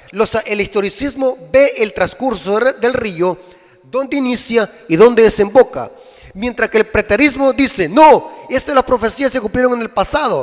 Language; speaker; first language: Spanish; native; Spanish